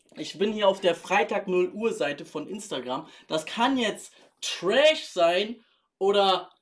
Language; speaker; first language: German; native; German